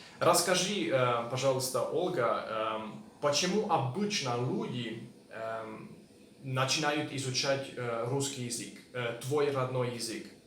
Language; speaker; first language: Russian; non-native, learner; Hungarian